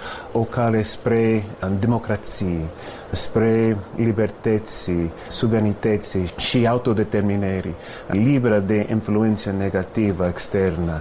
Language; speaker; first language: Romanian; non-native, fluent; English